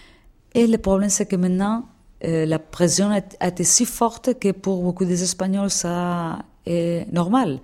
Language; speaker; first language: French; non-native, fluent; Spanish